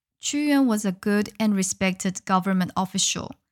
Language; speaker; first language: English; non-native, fluent; Chinese